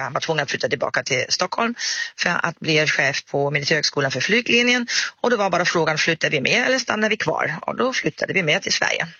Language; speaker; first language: Swedish; non-native, fluent; German